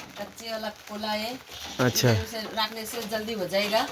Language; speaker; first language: Hindi; non-native, local second language; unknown